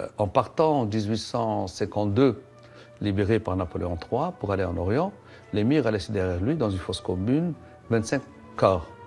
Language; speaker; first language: French; non-native, local second language; Arabic